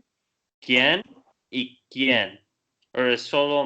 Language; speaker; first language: Spanish; non-native, learner; Portuguese